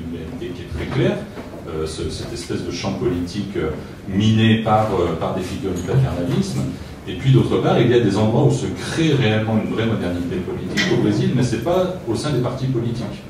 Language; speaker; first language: French; native; French